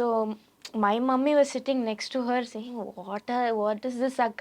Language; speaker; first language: Telugu; non-native, learner; Tamil